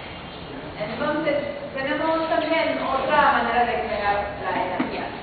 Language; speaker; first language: Spanish; non-native, fluent; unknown